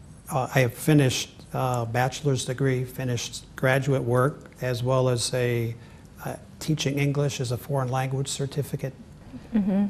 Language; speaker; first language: English; native; English